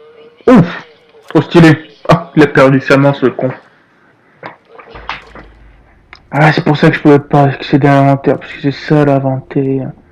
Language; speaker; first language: French; native; French